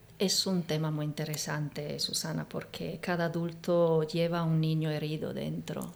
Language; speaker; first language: Spanish; non-native, fluent; Italian